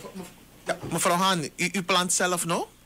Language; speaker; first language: Dutch; native; Dutch